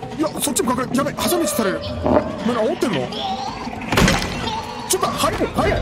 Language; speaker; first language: Japanese; native; Japanese